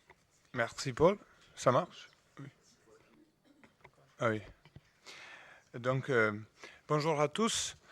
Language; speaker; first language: French; non-native, fluent; Serbian